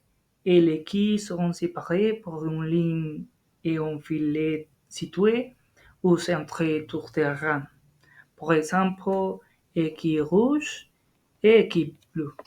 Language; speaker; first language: French; non-native, learner; Spanish